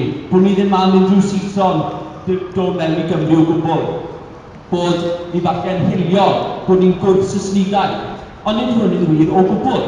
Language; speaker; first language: Welsh; native; Welsh